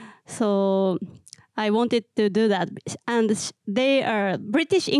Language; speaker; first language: English; non-native, learner; Japanese